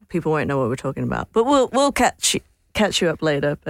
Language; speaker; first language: English; native; English